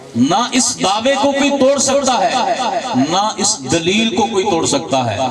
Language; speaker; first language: Urdu; non-native, local second language; Punjabi